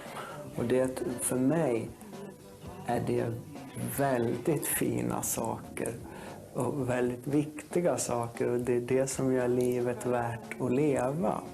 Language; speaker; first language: Swedish; native; Swedish